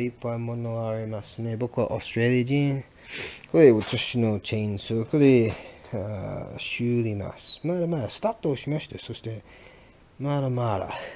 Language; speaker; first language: Japanese; non-native, learner; English